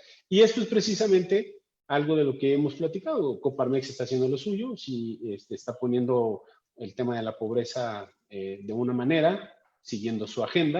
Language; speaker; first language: Spanish; native; Spanish